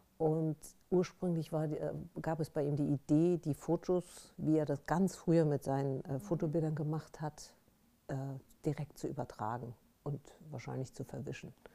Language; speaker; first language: German; native; German